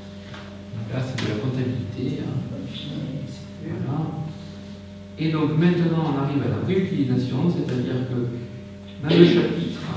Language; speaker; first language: French; native; French